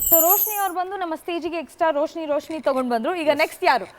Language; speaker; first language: Kannada; native; Kannada